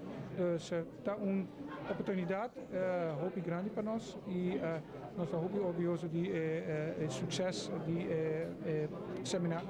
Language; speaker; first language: Dutch; non-native, learner; Papiamento